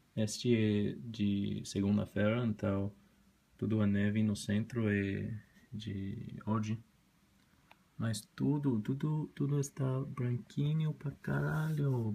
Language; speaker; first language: Portuguese; non-native, learner; Spanish